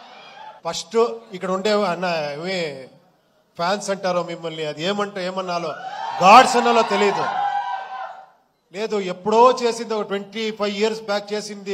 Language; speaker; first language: Telugu; non-native, local second language; Kannada